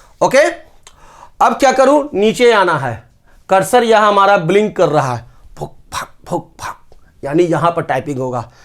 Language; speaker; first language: Hindi; native; Hindi